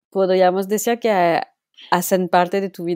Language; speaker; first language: Spanish; non-native, local second language; French